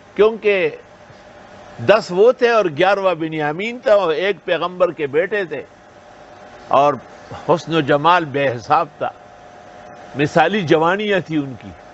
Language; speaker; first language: Urdu; non-native, local second language; Pashto